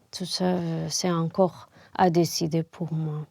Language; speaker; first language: French; non-native, fluent; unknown